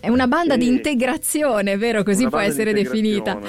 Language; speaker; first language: Italian; native; Italian